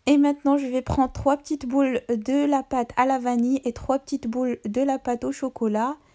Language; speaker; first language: French; non-native, local second language; Arabic